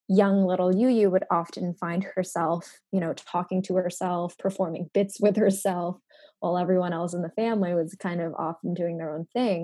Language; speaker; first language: English; non-native, local second language; Japanese